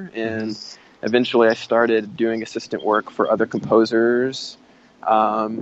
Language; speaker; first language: English; native; English